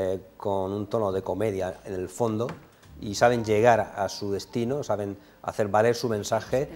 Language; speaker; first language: Spanish; native; Spanish